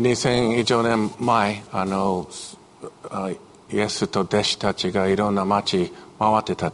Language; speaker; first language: Japanese; non-native, fluent; English